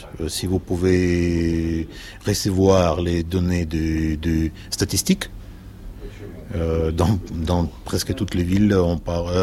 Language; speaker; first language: French; non-native, fluent; Russian